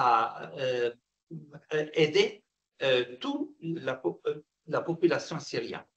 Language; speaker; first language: French; non-native, fluent; Arabic